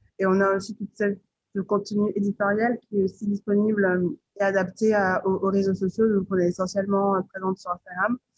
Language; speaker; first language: French; native; French